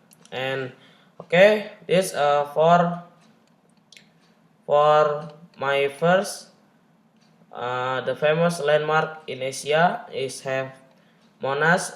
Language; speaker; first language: English; non-native, learner; Indonesian